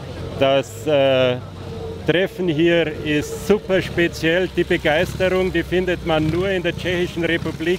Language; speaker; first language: German; non-native, fluent; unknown